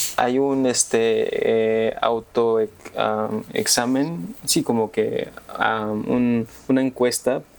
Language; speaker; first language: Spanish; early bilingual, heritage; Spanish